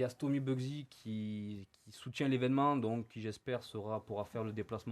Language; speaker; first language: French; native; French